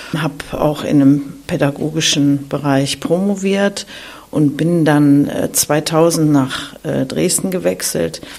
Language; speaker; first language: German; native; German